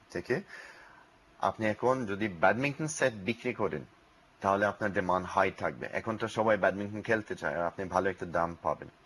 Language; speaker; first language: Bangla; non-native, learner; English